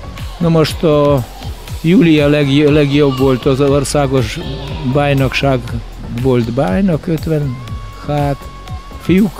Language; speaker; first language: Hungarian; non-native, learner; Russian